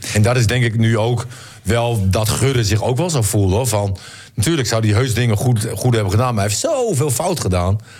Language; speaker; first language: Dutch; native; Dutch